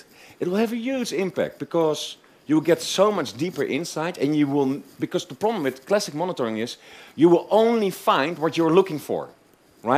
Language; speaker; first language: English; non-native, fluent; Dutch